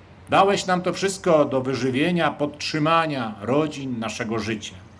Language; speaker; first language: Polish; native; Polish